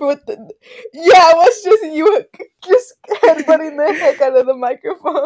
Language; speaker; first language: English; early bilingual, other home language; Spanish